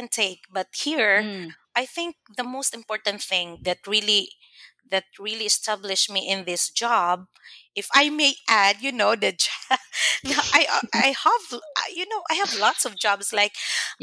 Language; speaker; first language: English; non-native, local second language; Cebuano